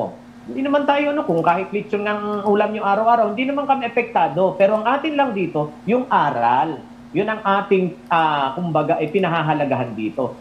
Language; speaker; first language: Filipino; native; Filipino